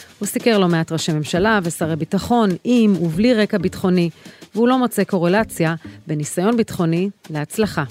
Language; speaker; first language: Hebrew; native; Hebrew